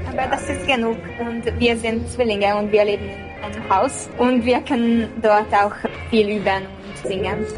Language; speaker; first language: German; non-native, local second language; Hungarian